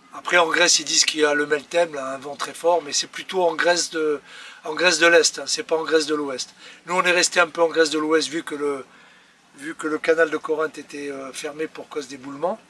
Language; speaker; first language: French; native; French